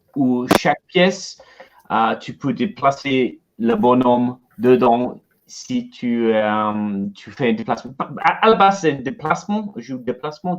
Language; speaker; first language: French; non-native, learner; English